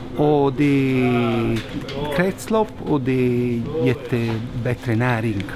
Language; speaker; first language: Swedish; non-native, fluent; Italian